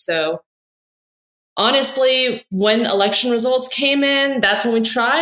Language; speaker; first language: English; native; English